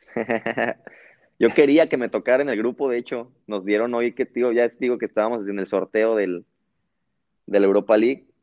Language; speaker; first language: Spanish; native; Spanish